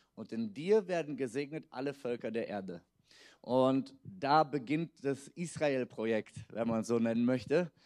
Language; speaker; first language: German; native; German